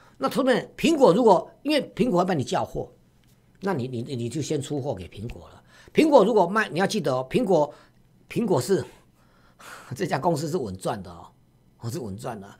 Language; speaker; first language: Chinese; native; Chinese